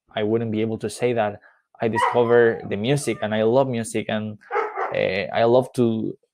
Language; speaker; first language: English; non-native, fluent; Spanish